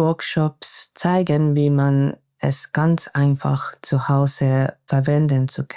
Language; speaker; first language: German; non-native, fluent; Japanese